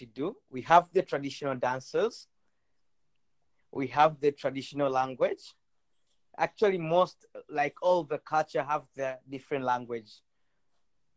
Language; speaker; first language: English; non-native, local second language; Swahili